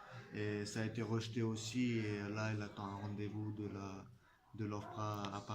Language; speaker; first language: French; non-native, fluent; Chechen